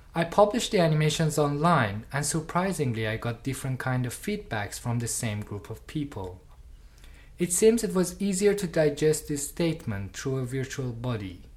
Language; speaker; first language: English; non-native, fluent; Persian